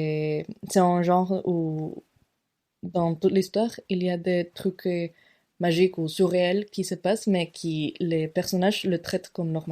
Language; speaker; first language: French; non-native, fluent; Spanish